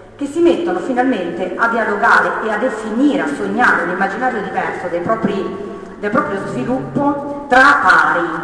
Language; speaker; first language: Italian; native; Italian